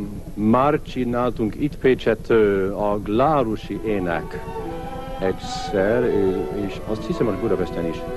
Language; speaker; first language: Hungarian; non-native, learner; English